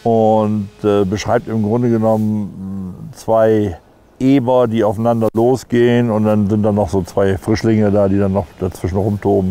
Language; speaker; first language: German; native; German